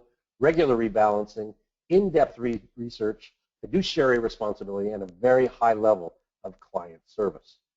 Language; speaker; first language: English; native; English